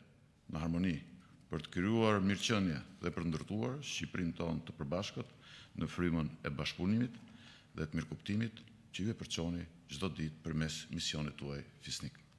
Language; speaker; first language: Albanian; native; Albanian